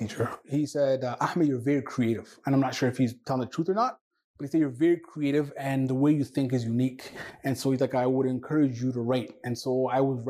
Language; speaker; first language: English; non-native, fluent; Somali